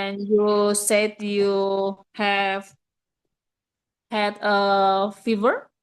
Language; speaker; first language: English; non-native, learner; Indonesian